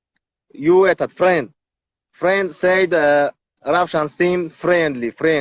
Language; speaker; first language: English; non-native, learner; Tajik